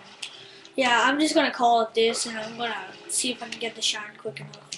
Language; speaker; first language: English; native; English